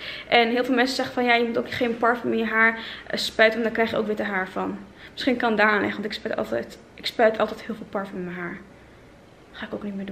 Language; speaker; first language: Dutch; native; Dutch